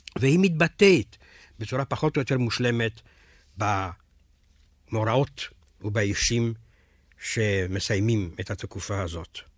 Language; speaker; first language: Hebrew; non-native, fluent; Romanian